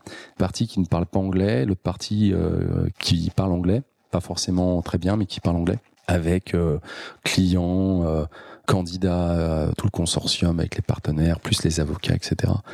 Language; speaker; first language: French; native; French